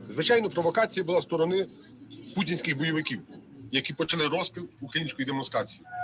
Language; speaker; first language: Ukrainian; native; Ukrainian